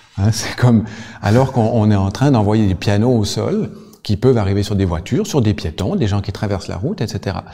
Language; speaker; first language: French; native; French